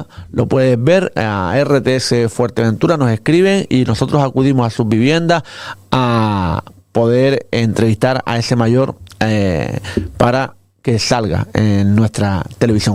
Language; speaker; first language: Spanish; native; Spanish